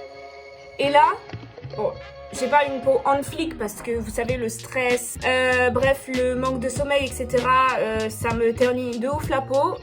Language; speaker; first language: French; native; French